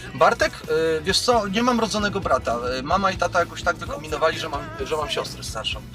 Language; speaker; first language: Polish; native; Polish